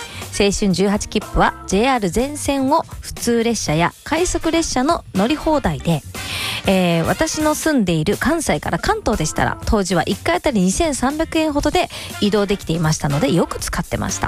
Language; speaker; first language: Japanese; native; Japanese